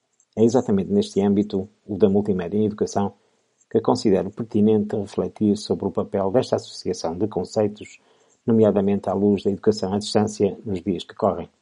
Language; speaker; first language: Portuguese; native; Portuguese